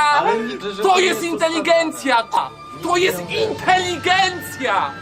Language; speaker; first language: Polish; native; Polish